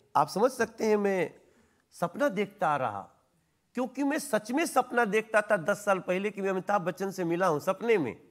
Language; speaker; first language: Hindi; native; Hindi